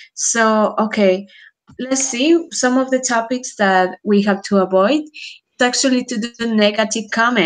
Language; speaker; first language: English; non-native, fluent; Spanish